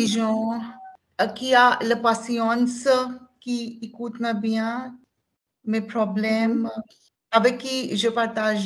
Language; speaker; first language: French; non-native, learner; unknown